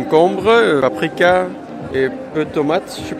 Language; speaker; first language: French; non-native, local second language; Dutch